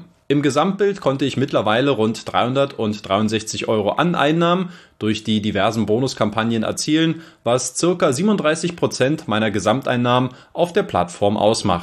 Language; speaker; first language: German; native; German